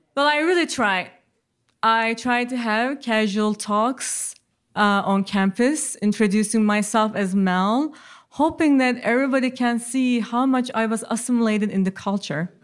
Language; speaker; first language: English; non-native, fluent; Turkish